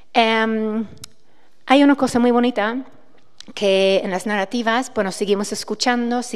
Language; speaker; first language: Spanish; non-native, fluent; English